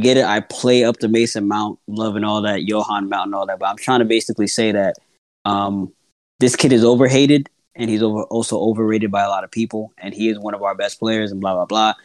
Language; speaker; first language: English; non-native, local second language; Akan